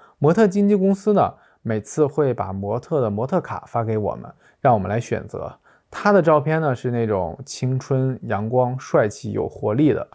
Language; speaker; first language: Chinese; native; Chinese